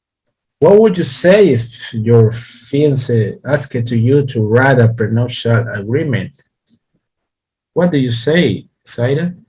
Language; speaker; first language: English; non-native, learner; Spanish